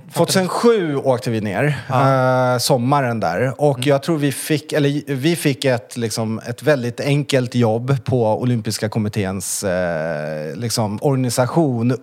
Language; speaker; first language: Swedish; early bilingual, other home language; Chinese